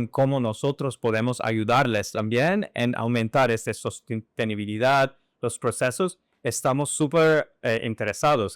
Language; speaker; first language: Spanish; non-native, fluent; English